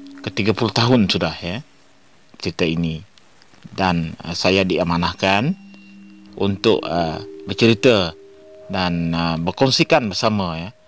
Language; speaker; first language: Malay; non-native, local second language; Iban